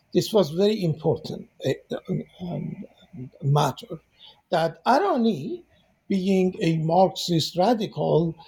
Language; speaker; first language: English; non-native, fluent; Persian